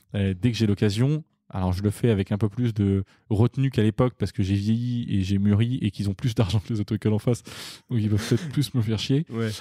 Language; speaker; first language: French; native; French